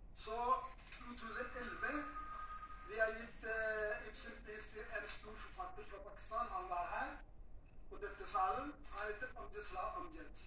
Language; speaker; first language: Norwegian; non-native, fluent; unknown